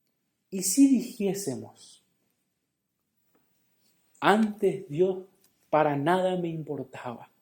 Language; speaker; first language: Spanish; native; Spanish